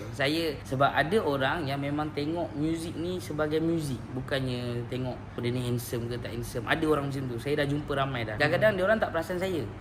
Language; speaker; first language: Malay; native; Malay